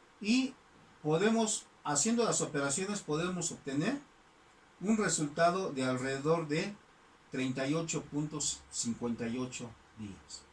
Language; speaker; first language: Spanish; native; Spanish